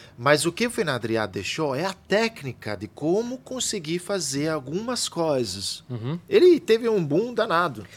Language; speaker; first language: Portuguese; non-native, fluent; Italian